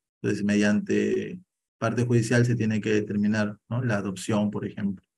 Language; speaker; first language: Spanish; native; Spanish